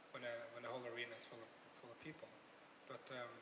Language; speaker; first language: English; non-native, fluent; Norwegian